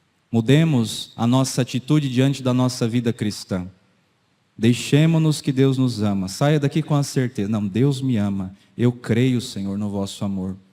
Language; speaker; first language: Portuguese; native; Portuguese